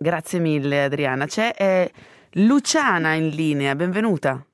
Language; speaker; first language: Italian; native; Italian